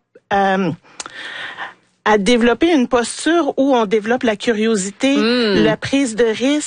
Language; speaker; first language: French; native; French